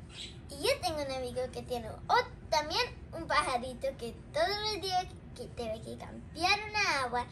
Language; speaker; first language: Spanish; early bilingual, heritage; Spanish